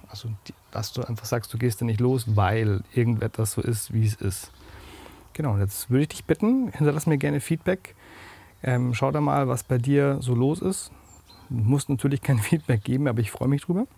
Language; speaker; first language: German; native; German